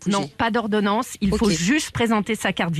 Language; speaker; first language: French; native; French